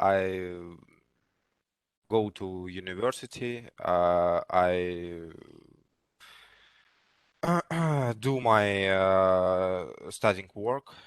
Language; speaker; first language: English; non-native, learner; Russian